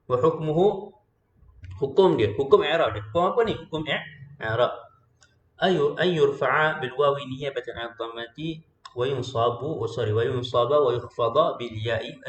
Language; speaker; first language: Arabic; non-native, fluent; Malay